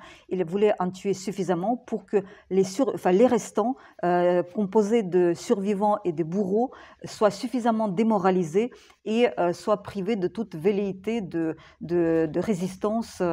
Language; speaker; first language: French; non-native, fluent; Ukrainian